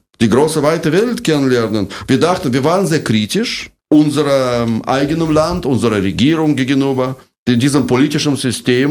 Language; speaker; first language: German; non-native, fluent; Russian